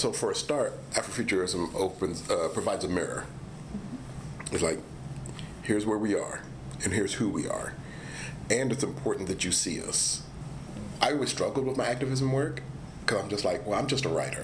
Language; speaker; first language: English; native; English